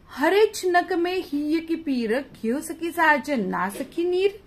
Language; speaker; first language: Hindi; non-native, local second language; Marathi